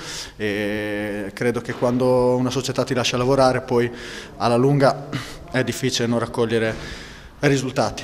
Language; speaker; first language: Italian; native; Italian